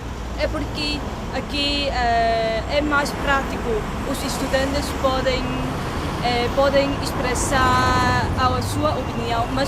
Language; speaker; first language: Portuguese; non-native, fluent; Chinese